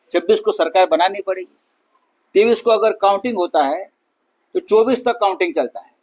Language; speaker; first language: Hindi; non-native, local second language; Marathi